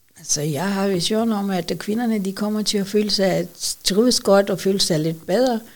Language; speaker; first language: Danish; non-native, fluent; Urdu